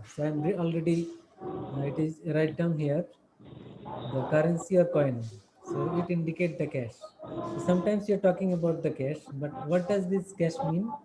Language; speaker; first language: English; non-native, local second language; Bangla